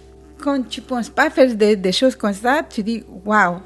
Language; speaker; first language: French; non-native, fluent; Spanish